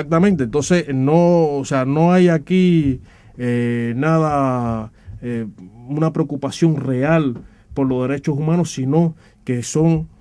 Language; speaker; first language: Spanish; native; Spanish